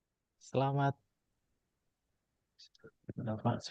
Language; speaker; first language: Indonesian; native; Indonesian